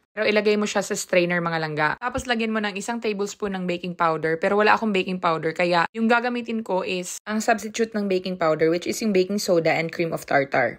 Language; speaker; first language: Filipino; non-native, local second language; Cebuano